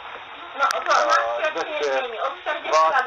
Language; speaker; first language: Polish; native; Polish